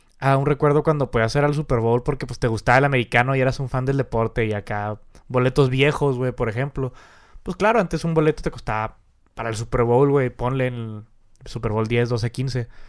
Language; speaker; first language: Spanish; native; Spanish